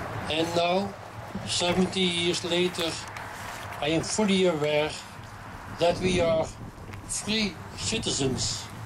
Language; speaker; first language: English; non-native, fluent; Dutch